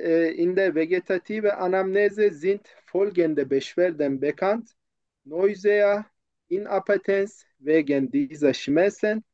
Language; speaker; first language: German; non-native, fluent; Turkish